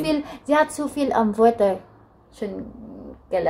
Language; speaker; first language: German; non-native, learner; Filipino